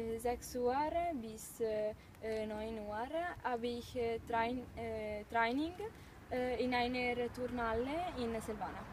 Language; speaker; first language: German; non-native, learner; Italian